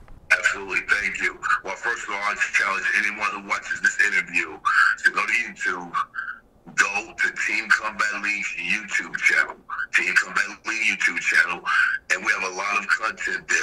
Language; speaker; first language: English; native; English